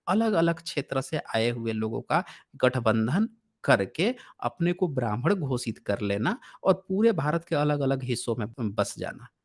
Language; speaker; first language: Hindi; native; Hindi